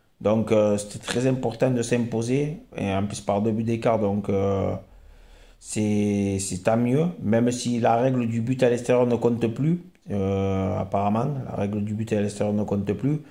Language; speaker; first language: French; native; French